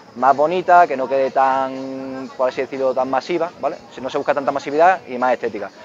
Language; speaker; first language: Spanish; native; Spanish